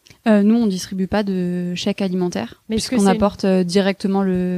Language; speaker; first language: French; native; French